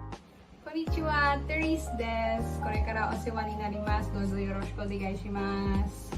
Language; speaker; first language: Japanese; non-native, learner; Filipino